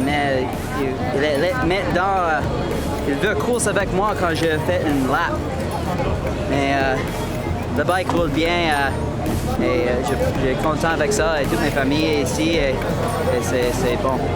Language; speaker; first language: French; non-native, learner; English